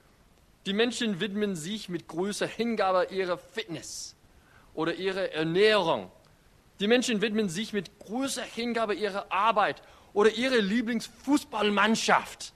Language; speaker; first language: German; non-native, fluent; English